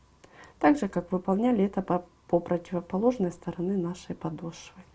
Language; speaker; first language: Russian; native; Russian